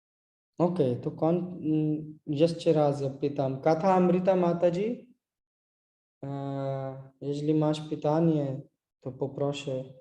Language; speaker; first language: Polish; non-native, learner; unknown